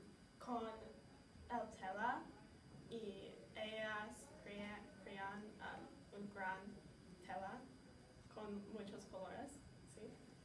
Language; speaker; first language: Spanish; non-native, learner; English